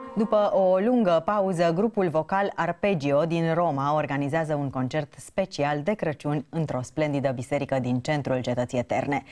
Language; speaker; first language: Romanian; native; Romanian